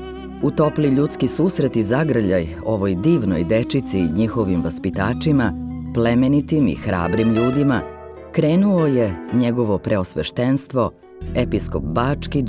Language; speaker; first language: Serbian; native; Serbian